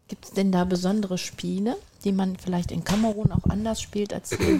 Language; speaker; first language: German; native; German